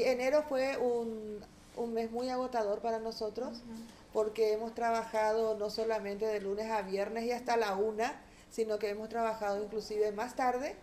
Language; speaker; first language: Spanish; native; Spanish